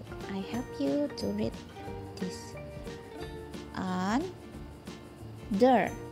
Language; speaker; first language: English; non-native, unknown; Indonesian